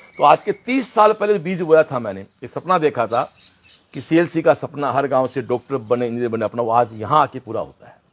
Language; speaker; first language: Hindi; native; Hindi